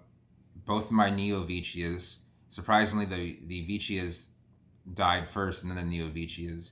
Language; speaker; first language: English; native; English